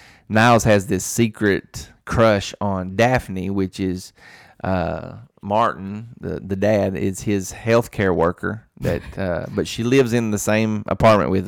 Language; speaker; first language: English; native; English